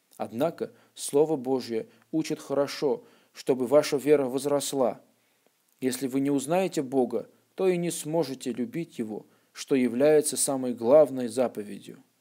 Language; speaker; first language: Russian; non-native, local second language; Armenian